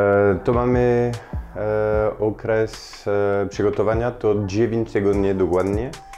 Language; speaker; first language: Polish; non-native, fluent; French